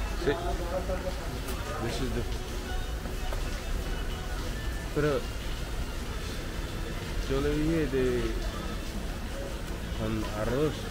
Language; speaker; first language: Spanish; non-native, learner; English